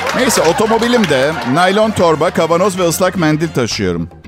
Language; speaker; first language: Turkish; non-native, fluent; Italian